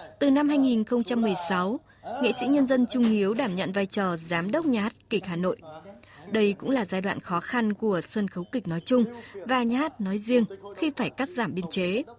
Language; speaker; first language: Vietnamese; native; Vietnamese